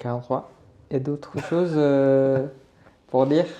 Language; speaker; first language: French; non-native, learner; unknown